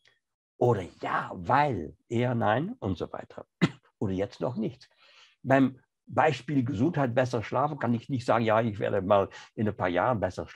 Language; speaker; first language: German; non-native, fluent; French